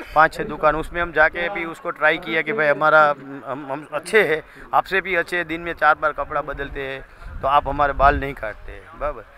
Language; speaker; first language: Hindi; non-native, local second language; Gujarati